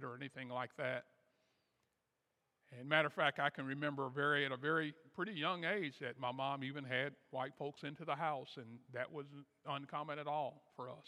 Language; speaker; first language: English; native; English